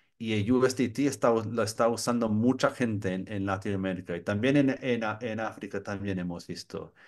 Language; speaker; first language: Spanish; non-native, learner; English